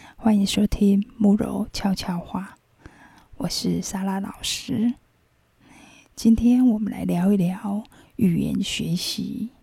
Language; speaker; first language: Chinese; non-native, local second language; Min Nan Chinese